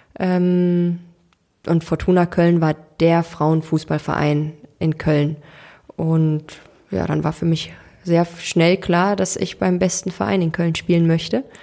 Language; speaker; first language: German; early bilingual, other home language; Turkish